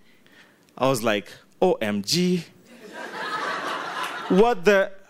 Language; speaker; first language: English; non-native, local second language; Ganda